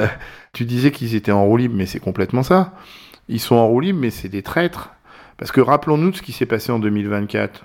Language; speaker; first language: French; native; French